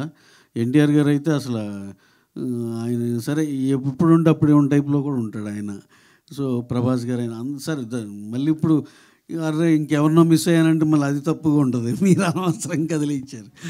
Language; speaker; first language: Telugu; native; Telugu